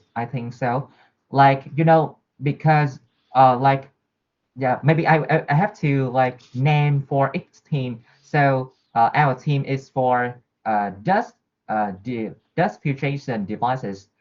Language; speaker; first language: English; non-native, learner; Vietnamese